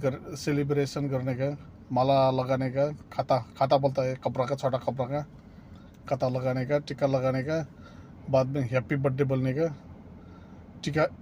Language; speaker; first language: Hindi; non-native, learner; Nepali